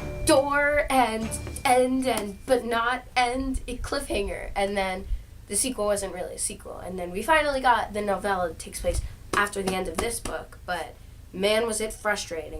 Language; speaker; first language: English; native; English